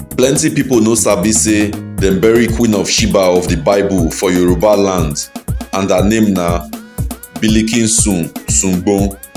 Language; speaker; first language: Nigerian Pidgin; native; Nigerian Pidgin